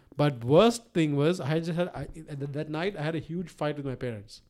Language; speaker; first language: English; non-native, local second language; Sinhala